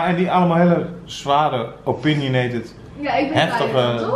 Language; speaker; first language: Dutch; native; Dutch